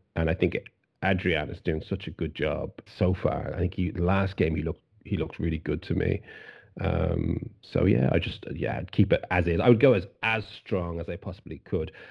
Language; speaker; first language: English; native; English